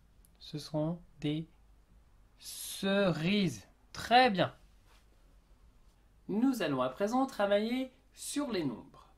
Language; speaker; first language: French; native; French